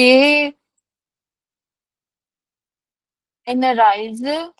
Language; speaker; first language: German; non-native, learner; Hindi